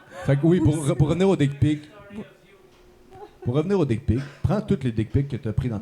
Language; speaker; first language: French; native; French